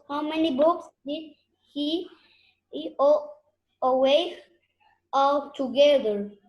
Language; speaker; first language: English; non-native, learner; Spanish